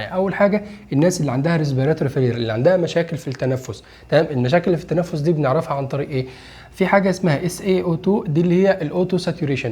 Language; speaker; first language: Arabic; native; Arabic